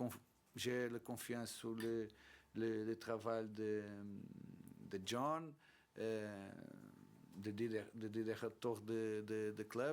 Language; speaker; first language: French; non-native, learner; Portuguese